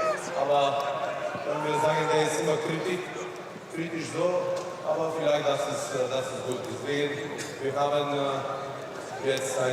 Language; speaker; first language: German; non-native, learner; Bulgarian